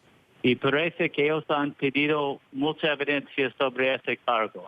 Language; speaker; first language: Spanish; early bilingual, heritage; Spanish